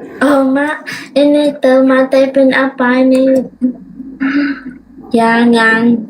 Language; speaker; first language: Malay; non-native, learner; Vietnamese